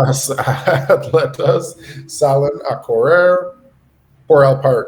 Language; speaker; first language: Spanish; non-native, learner; English